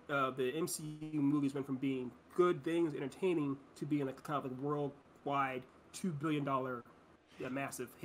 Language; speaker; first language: English; native; English